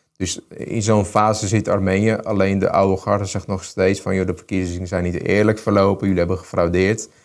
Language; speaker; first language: Dutch; early bilingual, other home language; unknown